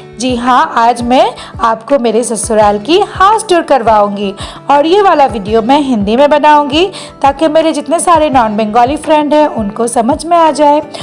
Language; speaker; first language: Hindi; non-native, local second language; Bangla